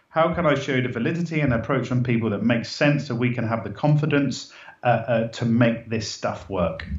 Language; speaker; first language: English; native; English